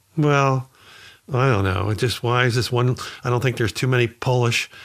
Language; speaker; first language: English; native; English